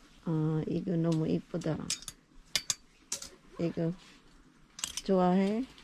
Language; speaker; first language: Korean; non-native, learner; Filipino